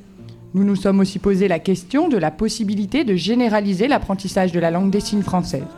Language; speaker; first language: French; native; French